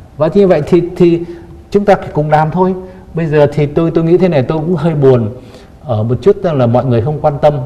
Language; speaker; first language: Vietnamese; native; Vietnamese